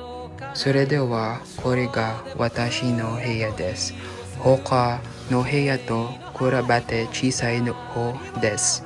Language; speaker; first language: Japanese; non-native, learner; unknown